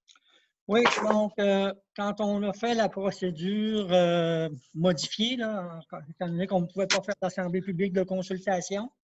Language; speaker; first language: French; native; French